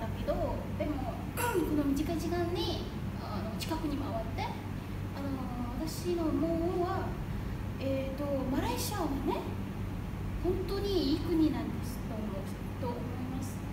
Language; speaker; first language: Japanese; non-native, learner; Malay